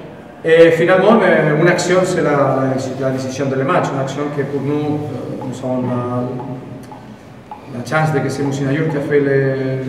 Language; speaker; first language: French; non-native, learner; Spanish